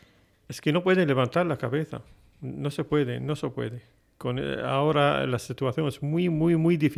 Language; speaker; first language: Spanish; non-native, fluent; Arabic